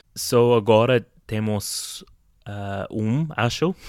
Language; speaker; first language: Portuguese; non-native, fluent; English